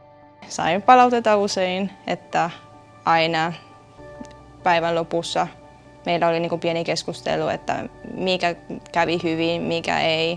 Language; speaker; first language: Finnish; non-native, fluent; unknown